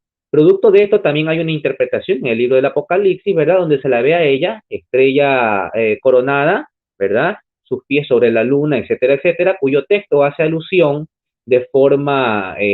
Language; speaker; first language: Spanish; native; Spanish